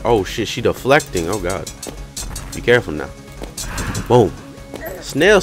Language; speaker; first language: English; native; English